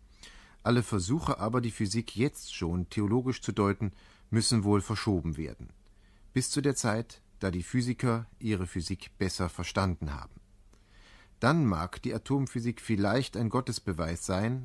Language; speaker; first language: German; native; German